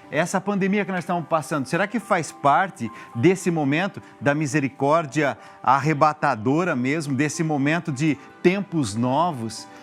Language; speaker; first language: Portuguese; native; Portuguese